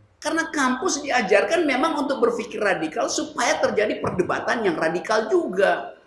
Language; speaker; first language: Indonesian; native; Indonesian